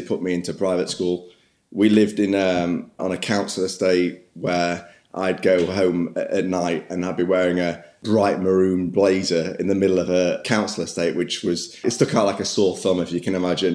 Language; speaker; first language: English; native; English